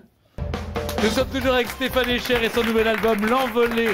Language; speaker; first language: French; native; French